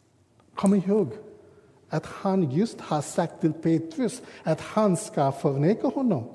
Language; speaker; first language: Swedish; non-native, fluent; English